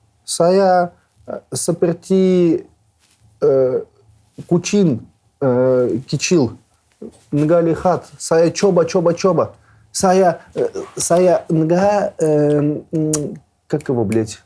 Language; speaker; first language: Indonesian; non-native, learner; Russian